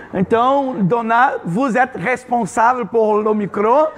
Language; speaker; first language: French; non-native, fluent; Portuguese